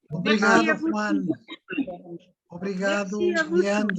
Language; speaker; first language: Portuguese; native; Portuguese